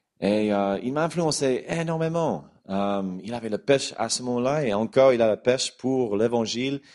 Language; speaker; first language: French; non-native, fluent; English